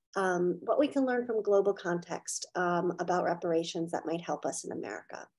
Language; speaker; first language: English; native; English